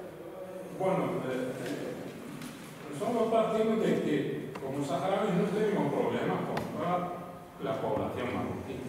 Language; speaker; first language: Spanish; non-native, fluent; Arabic